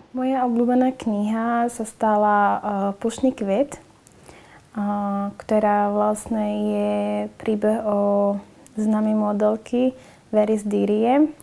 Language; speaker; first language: Slovak; non-native, learner; Somali